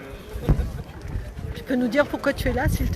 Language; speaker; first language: French; native; French